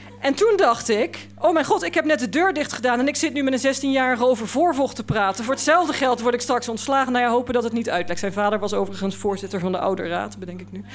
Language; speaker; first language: Dutch; native; Dutch